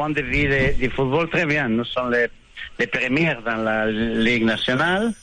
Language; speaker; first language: French; non-native, fluent; Spanish